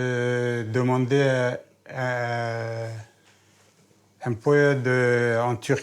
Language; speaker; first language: French; non-native, learner; Turkish